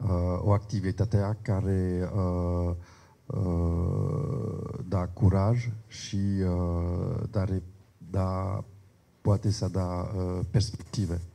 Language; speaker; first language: Romanian; non-native, learner; French